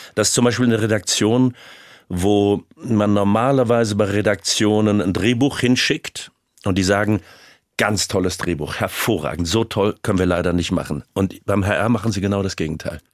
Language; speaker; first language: German; native; German